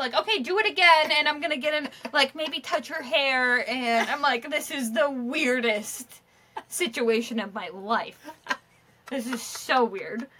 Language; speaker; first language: English; native; English